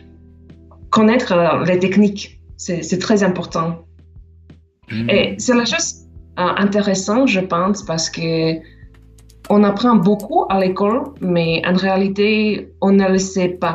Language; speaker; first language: French; non-native, fluent; Slovak